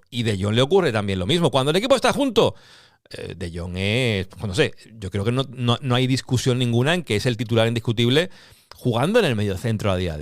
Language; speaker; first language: Spanish; native; Spanish